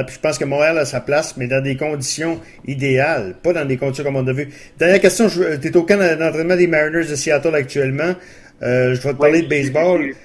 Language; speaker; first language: French; native; French